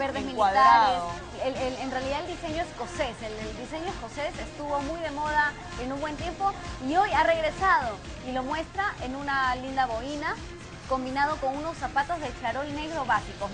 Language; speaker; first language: Spanish; native; Spanish